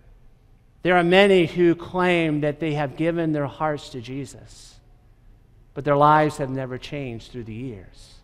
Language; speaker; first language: English; native; English